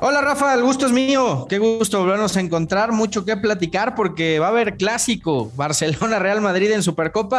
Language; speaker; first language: Spanish; native; Spanish